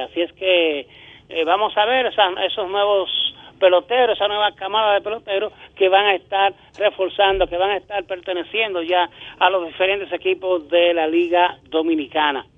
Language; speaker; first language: Spanish; native; Spanish